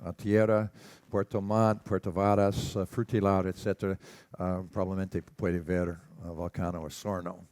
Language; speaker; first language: Spanish; non-native, learner; English